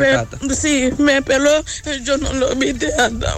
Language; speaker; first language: Spanish; non-native, learner; Haitian Creole